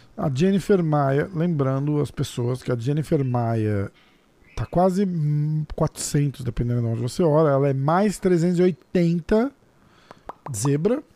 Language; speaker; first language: Portuguese; native; Portuguese